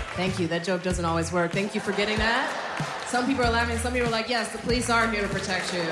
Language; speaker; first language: English; native; English